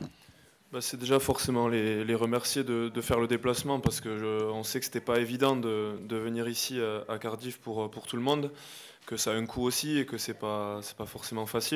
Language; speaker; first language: French; native; French